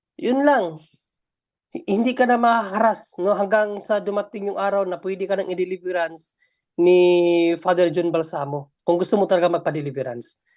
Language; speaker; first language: Filipino; non-native, local second language; Cebuano